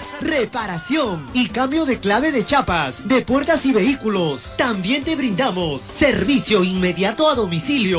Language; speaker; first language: Spanish; native; Spanish